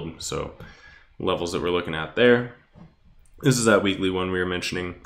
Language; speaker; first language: English; native; English